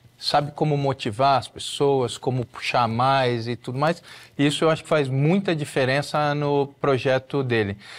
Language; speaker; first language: Portuguese; native; Portuguese